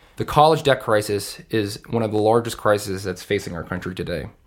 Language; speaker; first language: English; native; English